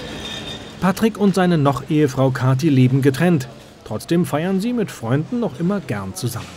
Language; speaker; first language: German; native; German